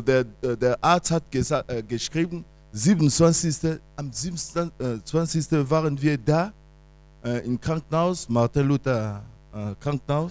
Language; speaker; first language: German; non-native, fluent; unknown